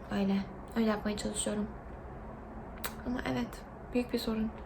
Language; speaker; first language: Turkish; non-native, fluent; Korean